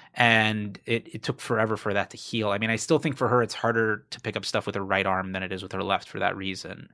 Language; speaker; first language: English; native; English